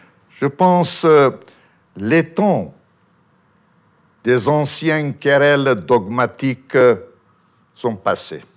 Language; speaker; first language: French; non-native, fluent; Armenian